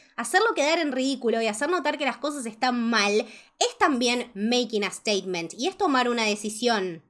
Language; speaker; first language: Spanish; native; Spanish